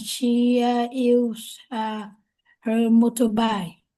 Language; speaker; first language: English; non-native, learner; Vietnamese